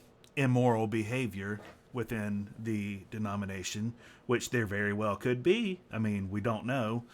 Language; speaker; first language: English; native; English